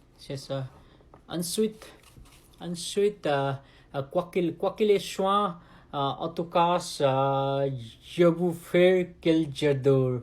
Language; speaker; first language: French; non-native, learner; Nepali